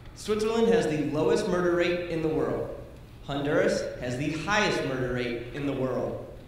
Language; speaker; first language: English; native; English